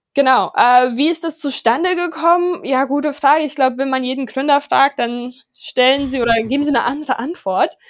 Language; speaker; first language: German; non-native, fluent; English